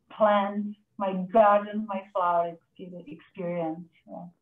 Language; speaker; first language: English; non-native, fluent; Czech